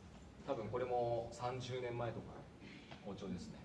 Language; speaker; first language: Japanese; native; Japanese